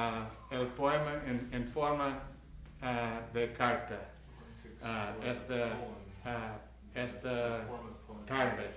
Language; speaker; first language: Spanish; non-native, learner; English